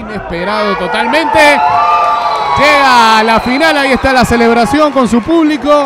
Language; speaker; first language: Spanish; native; Spanish